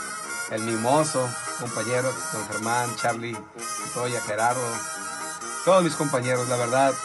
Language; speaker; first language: Spanish; native; Spanish